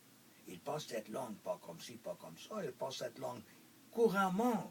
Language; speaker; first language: French; non-native, local second language; English